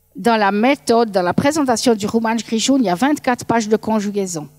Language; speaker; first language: French; native; French